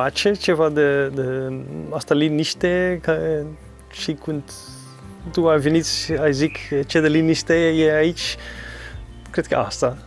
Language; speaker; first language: Romanian; non-native, learner; Dutch